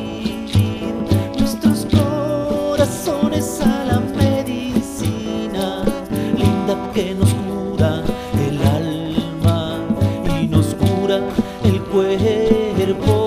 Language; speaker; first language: Spanish; native; Spanish